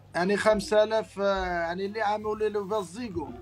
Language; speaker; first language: Arabic; non-native, local second language; Riffian